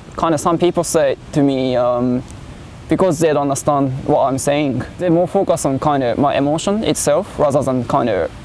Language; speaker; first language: English; non-native, learner; Japanese